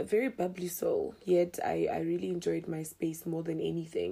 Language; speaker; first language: English; non-native, local second language; Tswana